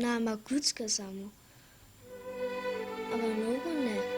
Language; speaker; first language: Macedonian; early bilingual, heritage; Macedonian